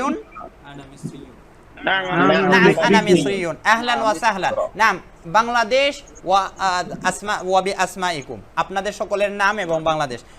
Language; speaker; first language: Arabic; non-native, fluent; Bangla